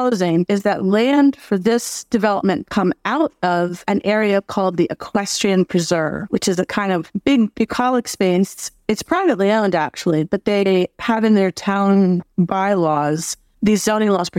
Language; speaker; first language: English; native; English